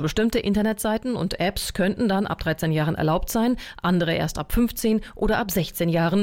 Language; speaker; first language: German; native; German